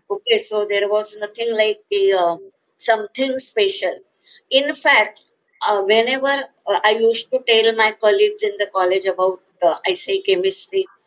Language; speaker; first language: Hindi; non-native, local second language; Marathi